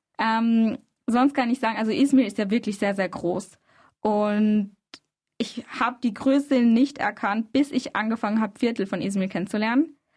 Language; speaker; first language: German; early bilingual, other home language; Arabic